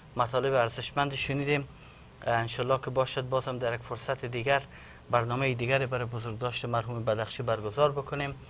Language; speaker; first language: Persian; native; Persian